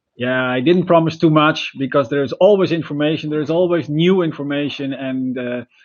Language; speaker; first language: English; non-native, fluent; Dutch